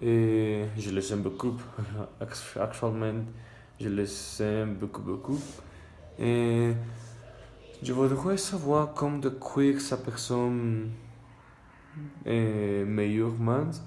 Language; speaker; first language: French; non-native, learner; Spanish